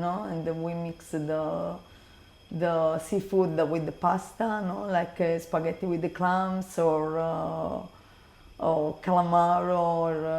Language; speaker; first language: English; non-native, learner; Italian